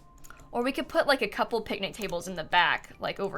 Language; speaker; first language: English; native; English